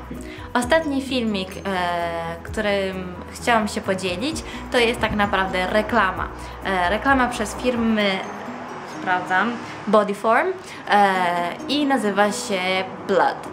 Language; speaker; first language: Polish; early bilingual, heritage; Polish